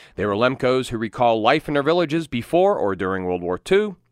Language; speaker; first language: English; native; English